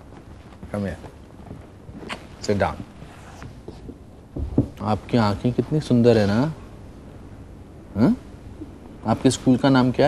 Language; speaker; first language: Hindi; native; Hindi